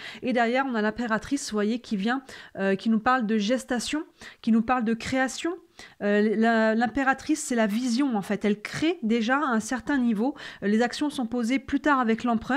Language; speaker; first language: French; native; French